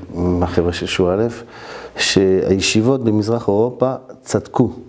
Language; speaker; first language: Hebrew; early bilingual, heritage; French